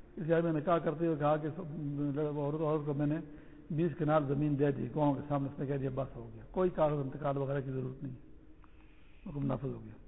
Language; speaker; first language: Urdu; non-native, local second language; Pashto